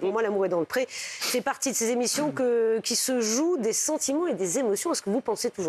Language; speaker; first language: French; native; French